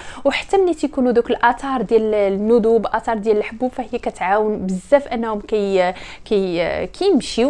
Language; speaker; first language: Arabic; native; Arabic